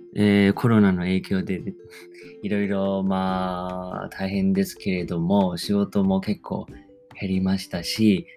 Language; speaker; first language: Japanese; non-native, fluent; Chinese